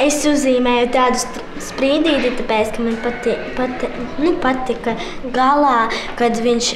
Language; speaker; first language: Latvian; non-native, local second language; Russian